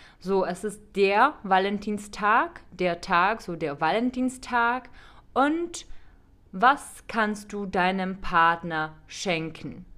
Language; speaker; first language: German; non-native, fluent; Czech